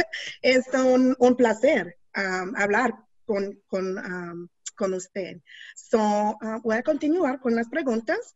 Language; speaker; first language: Spanish; non-native, learner; English